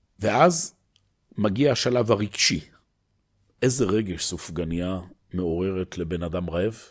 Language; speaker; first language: Hebrew; native; Hebrew